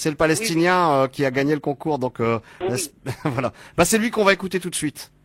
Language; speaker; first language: French; native; French